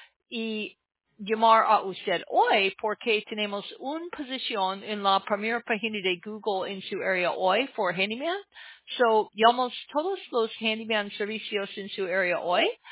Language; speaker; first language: Spanish; non-native, learner; English